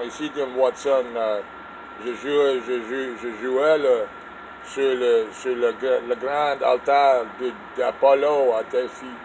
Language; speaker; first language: French; non-native, learner; English